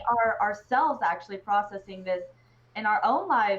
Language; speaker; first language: English; native; English